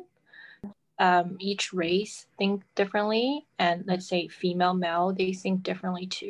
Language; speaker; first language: English; non-native, fluent; Chinese